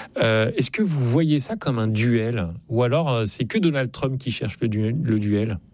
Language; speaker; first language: French; native; French